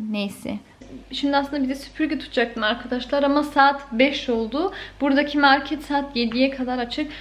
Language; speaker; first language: Turkish; early bilingual, heritage; Turkish